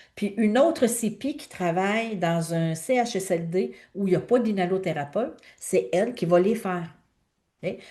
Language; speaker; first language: French; native; French